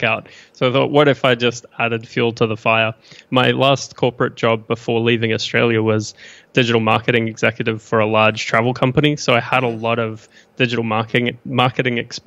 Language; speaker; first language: English; native; English